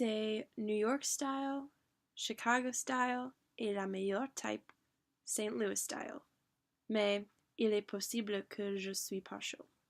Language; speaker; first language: French; non-native, learner; English